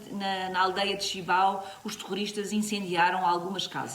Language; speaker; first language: Portuguese; native; Portuguese